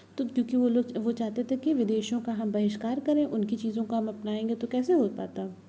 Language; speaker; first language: Hindi; native; Hindi